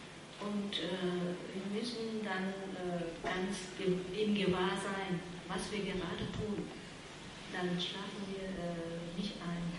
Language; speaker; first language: German; non-native, fluent; Vietnamese